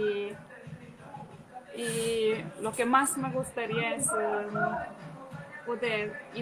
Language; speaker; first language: Spanish; non-native, fluent; Hungarian